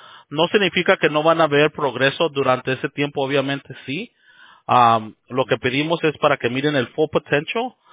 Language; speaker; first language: Spanish; early bilingual, heritage; Spanish